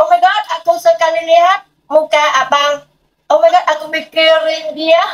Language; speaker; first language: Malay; non-native, learner; Vietnamese